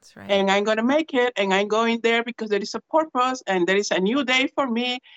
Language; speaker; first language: English; non-native, fluent; Spanish